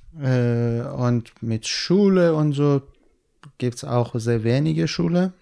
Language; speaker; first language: German; non-native, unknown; Central Kurdish